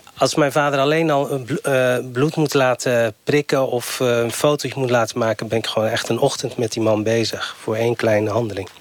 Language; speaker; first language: Dutch; early bilingual, other home language; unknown